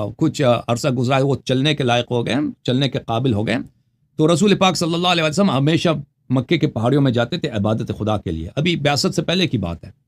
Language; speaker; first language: Urdu; non-native, fluent; Persian